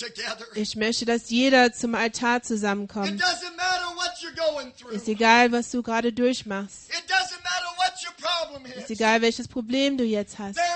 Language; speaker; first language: German; non-native, learner; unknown